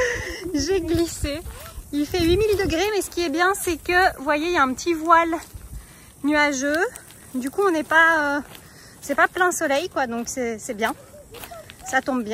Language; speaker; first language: French; native; French